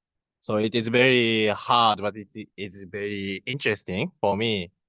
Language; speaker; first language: English; non-native, learner; Japanese